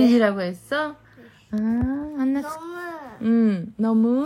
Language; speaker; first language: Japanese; non-native, fluent; Korean